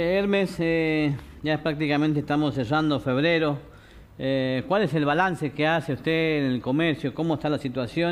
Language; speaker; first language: Spanish; native; Spanish